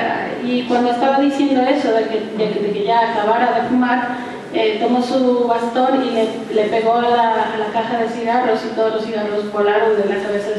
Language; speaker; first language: Spanish; native; Spanish